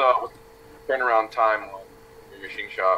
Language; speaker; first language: English; native; English